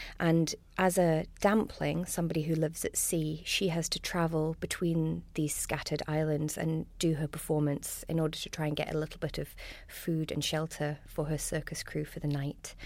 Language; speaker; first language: English; native; English